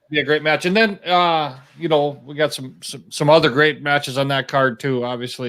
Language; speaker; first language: English; native; English